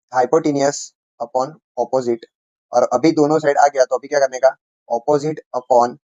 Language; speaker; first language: Hindi; non-native, local second language; Gujarati